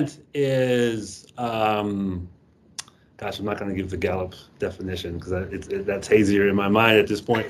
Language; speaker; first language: English; native; English